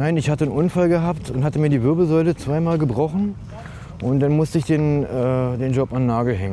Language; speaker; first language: German; native; German